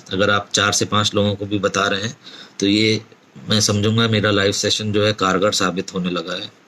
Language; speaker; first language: Hindi; native; Hindi